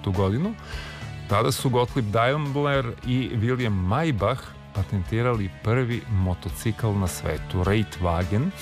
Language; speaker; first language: Serbian; native; Serbian